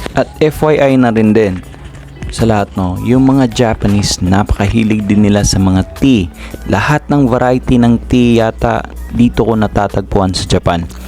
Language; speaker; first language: Filipino; native; Filipino